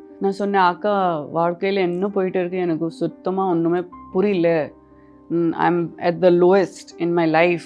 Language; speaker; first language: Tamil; non-native, local second language; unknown